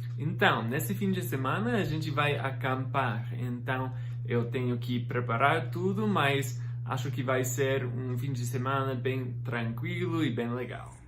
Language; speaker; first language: Portuguese; non-native, fluent; English